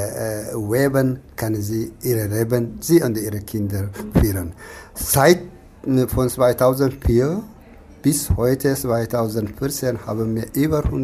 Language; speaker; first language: German; non-native, fluent; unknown